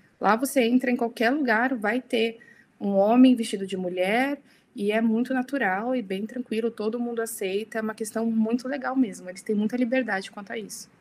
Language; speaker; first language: Portuguese; early bilingual, heritage; Portuguese